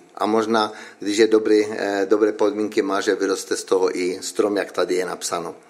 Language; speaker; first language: Czech; native; Czech